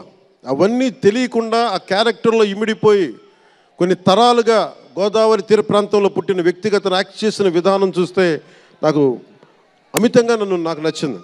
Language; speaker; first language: Telugu; native; Telugu